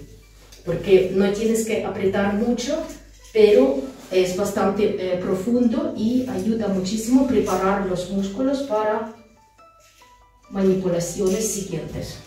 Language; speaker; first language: Spanish; non-native, fluent; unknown